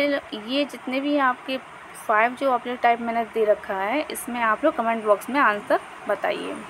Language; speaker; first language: Hindi; native; Hindi